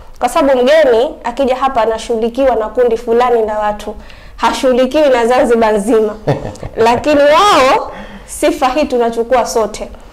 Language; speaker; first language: Swahili; native; Swahili